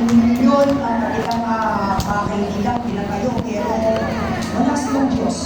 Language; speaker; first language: Filipino; native; Filipino